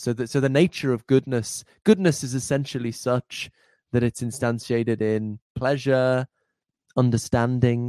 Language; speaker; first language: English; native; English